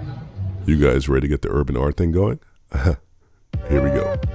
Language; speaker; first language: English; native; English